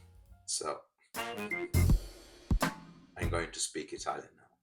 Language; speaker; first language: English; non-native, fluent; Italian